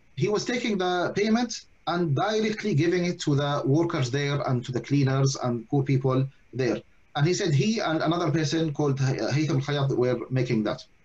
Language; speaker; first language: English; non-native, fluent; Arabic